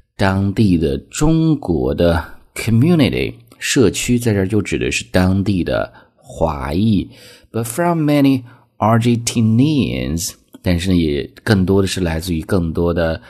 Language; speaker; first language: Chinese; native; Chinese